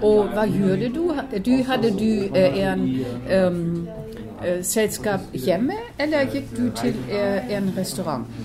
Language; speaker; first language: Norwegian; non-native, learner; German